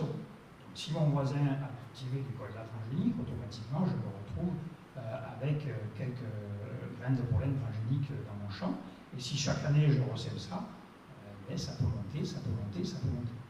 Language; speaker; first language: French; native; French